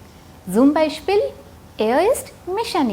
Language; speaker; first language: German; non-native, fluent; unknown